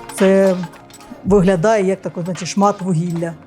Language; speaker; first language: Ukrainian; native; Ukrainian